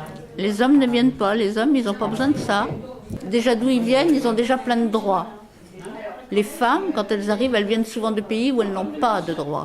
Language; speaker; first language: French; native; French